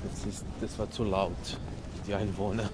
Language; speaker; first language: German; non-native, fluent; Serbian